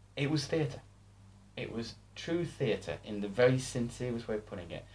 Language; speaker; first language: English; native; English